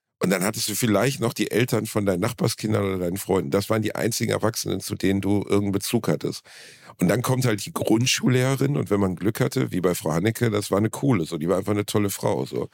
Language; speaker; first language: German; native; German